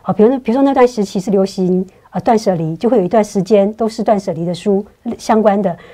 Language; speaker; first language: Chinese; native; Chinese